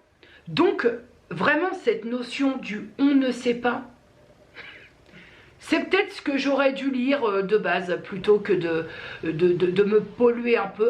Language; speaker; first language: French; native; French